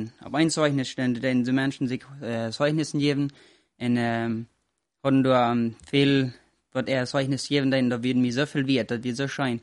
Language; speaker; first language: German; non-native, learner; Plautdietsch